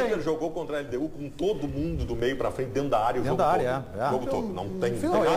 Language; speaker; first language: Portuguese; native; Portuguese